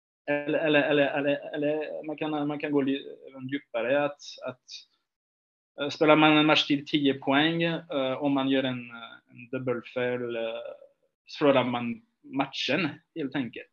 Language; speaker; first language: Swedish; non-native, fluent; French